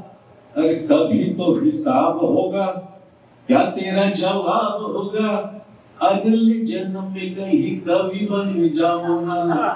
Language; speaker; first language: Hindi; native; Hindi